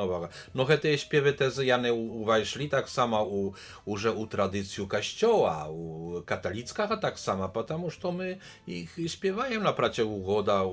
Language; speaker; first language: Polish; non-native, learner; Belarusian